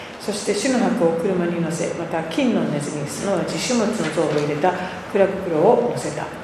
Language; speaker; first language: Japanese; native; Japanese